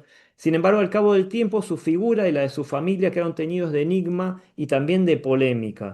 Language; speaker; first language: Spanish; native; Spanish